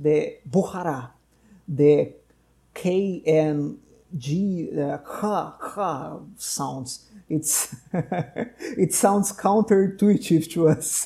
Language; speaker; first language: English; non-native, fluent; Portuguese